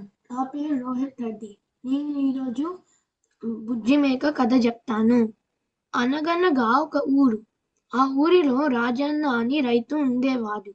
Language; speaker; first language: Telugu; early bilingual, heritage; Telugu